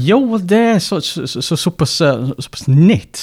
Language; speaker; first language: Swedish; non-native, fluent; English